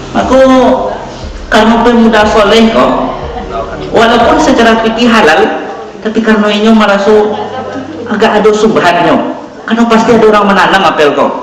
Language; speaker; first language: Malay; non-native, local second language; Minangkabau